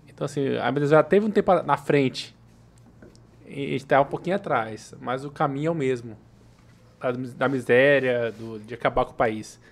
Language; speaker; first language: Portuguese; native; Portuguese